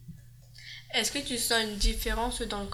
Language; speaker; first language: French; native; French